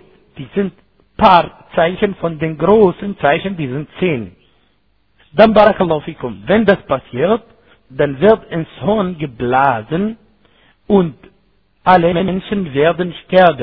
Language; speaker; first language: German; non-native, fluent; Arabic